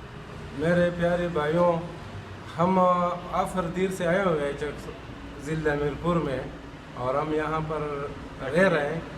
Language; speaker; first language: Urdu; non-native, local second language; Pashto